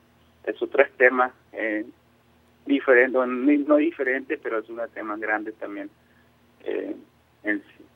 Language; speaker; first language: Spanish; non-native, local second language; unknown